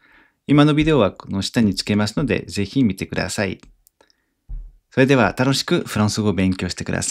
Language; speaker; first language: Japanese; non-native, fluent; French